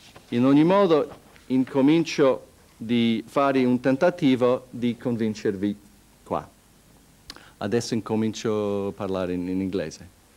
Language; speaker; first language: Italian; non-native, fluent; English